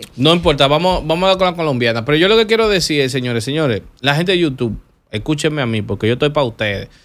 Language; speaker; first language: Spanish; native; Spanish